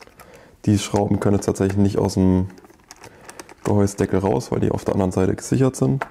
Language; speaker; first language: German; native; German